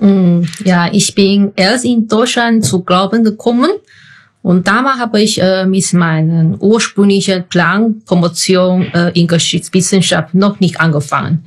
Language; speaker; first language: German; non-native, fluent; Chinese